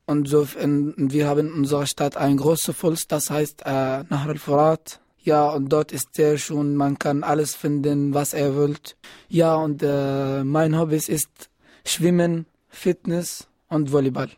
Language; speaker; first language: German; non-native, learner; Arabic